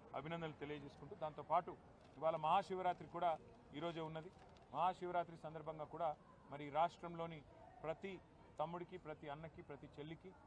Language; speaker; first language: Telugu; non-native, local second language; Lambadi